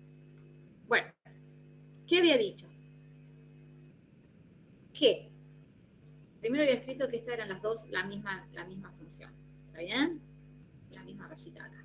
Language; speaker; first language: Spanish; native; Spanish